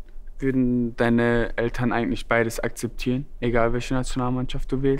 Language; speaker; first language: German; early bilingual, other home language; Turkish